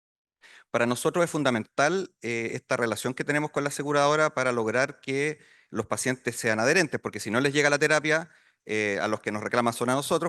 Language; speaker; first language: Spanish; native; Spanish